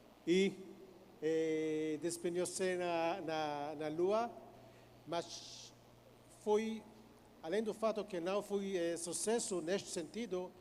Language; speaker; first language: Portuguese; non-native, fluent; Hebrew